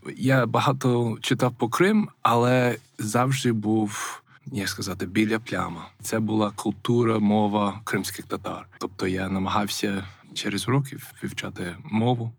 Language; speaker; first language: Ukrainian; non-native, fluent; English